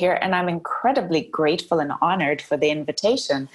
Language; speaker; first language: English; non-native, local second language; Shona